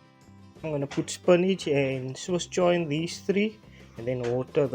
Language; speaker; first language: English; native; English